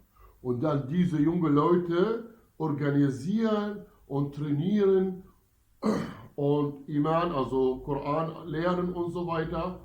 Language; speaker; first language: German; non-native, fluent; Arabic